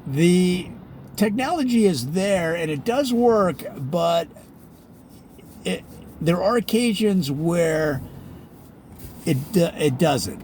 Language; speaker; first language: English; native; English